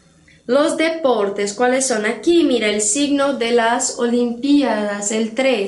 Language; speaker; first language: Spanish; non-native, fluent; Portuguese